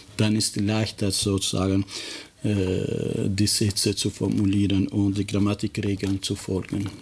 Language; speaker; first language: German; non-native, fluent; Albanian